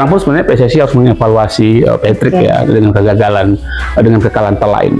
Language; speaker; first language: Indonesian; native; Indonesian